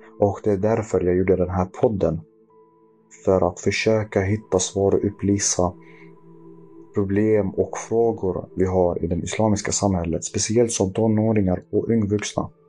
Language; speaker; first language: Swedish; early bilingual, other home language; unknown